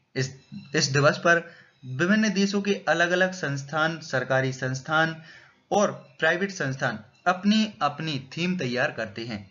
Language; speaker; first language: Hindi; native; Hindi